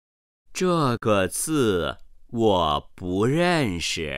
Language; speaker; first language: Chinese; non-native, learner; Vietnamese